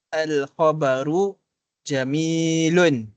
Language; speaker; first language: Arabic; non-native, learner; Malay